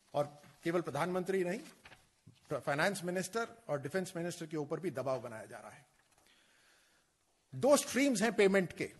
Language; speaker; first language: Hindi; native; Hindi